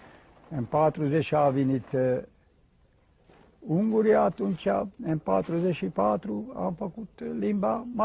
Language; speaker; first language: Romanian; non-native, local second language; Hungarian